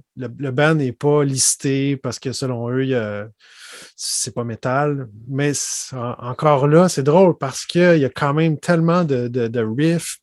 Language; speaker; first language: French; native; French